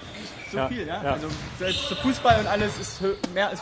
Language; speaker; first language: German; native; German